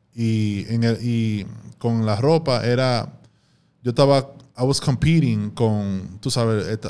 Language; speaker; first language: Spanish; early bilingual, heritage; Spanish